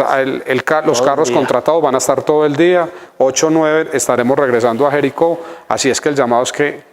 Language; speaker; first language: Spanish; native; Spanish